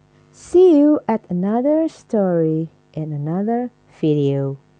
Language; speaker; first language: English; non-native, fluent; Indonesian